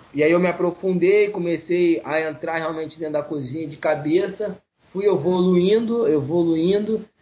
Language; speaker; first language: Portuguese; native; Portuguese